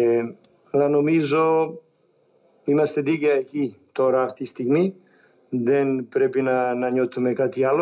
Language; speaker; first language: Greek; non-native, learner; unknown